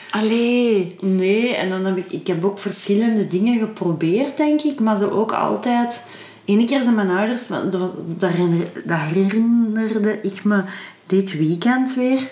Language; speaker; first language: Dutch; native; Dutch